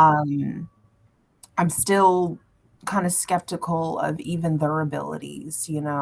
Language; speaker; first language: English; native; English